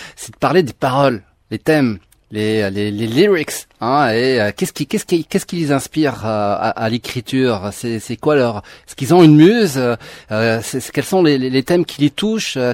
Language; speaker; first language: French; non-native, local second language; Arabic